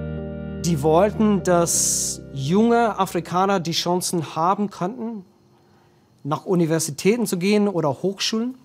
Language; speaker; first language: German; non-native, fluent; English